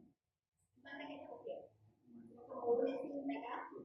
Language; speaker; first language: Spanish; native; Spanish